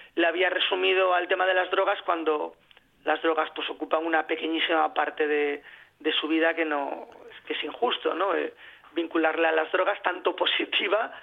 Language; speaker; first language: Spanish; native; Spanish